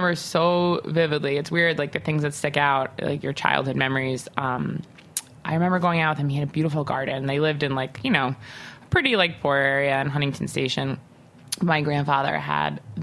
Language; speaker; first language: English; native; English